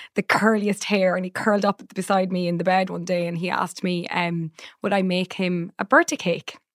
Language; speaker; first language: English; native; English